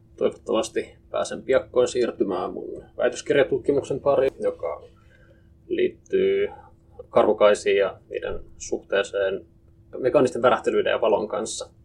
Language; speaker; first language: Finnish; native; Finnish